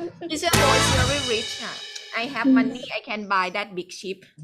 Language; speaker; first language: English; non-native, fluent; Thai